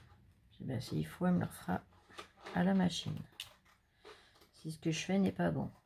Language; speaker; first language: French; native; French